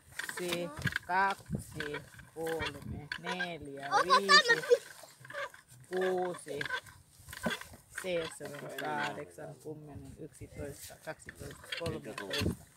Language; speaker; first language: Finnish; non-native, learner; Thai